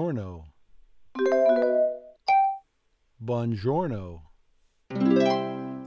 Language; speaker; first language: Italian; non-native, learner; English